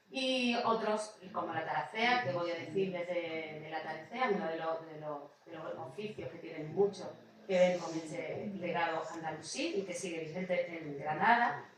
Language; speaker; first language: Spanish; native; Spanish